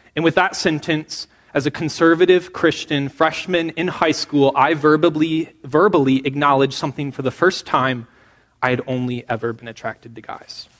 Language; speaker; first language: English; native; English